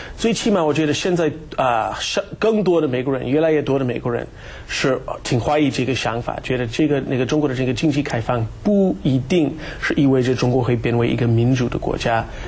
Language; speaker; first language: Chinese; non-native, fluent; English